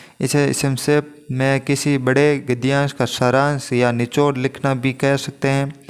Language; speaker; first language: Hindi; native; Hindi